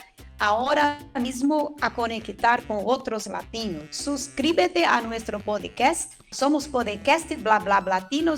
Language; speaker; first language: Spanish; non-native, fluent; Portuguese